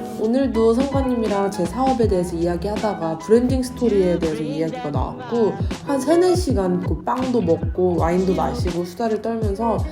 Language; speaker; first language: Korean; native; Korean